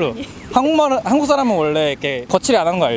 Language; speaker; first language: Korean; native; Korean